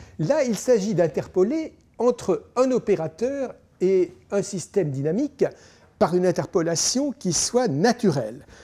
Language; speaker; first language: French; native; French